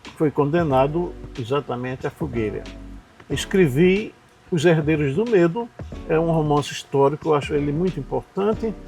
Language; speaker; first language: Portuguese; native; Portuguese